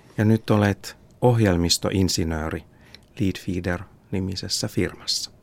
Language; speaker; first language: Finnish; native; Finnish